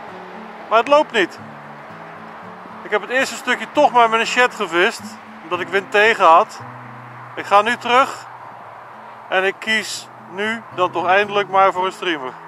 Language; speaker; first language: Dutch; native; Dutch